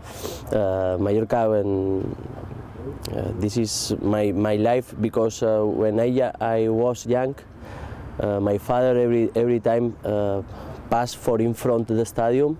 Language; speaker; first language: English; non-native, learner; Spanish